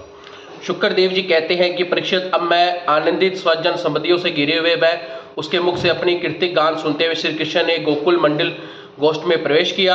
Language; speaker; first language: Hindi; native; Hindi